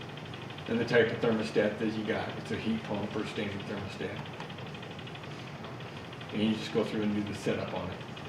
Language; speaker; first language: English; native; English